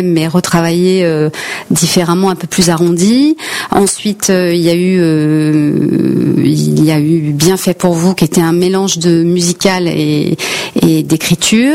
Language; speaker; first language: French; native; French